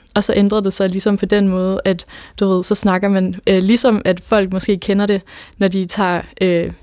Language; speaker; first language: Danish; native; Danish